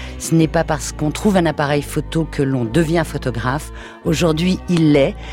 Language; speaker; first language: French; native; French